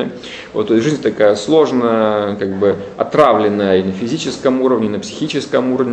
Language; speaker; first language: Russian; native; Russian